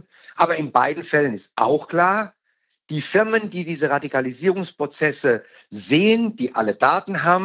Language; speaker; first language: German; native; German